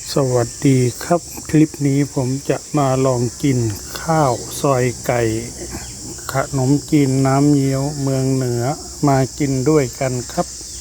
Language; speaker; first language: Thai; native; Thai